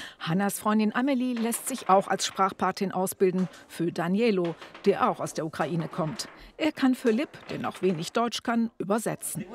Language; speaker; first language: German; native; German